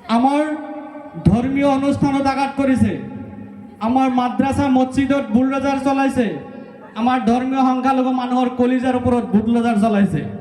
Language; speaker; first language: Assamese; non-native, local second language; Bangla